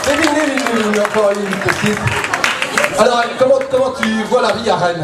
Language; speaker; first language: French; native; French